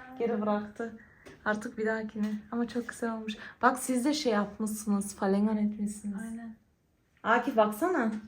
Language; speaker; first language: Turkish; early bilingual, heritage; Turkish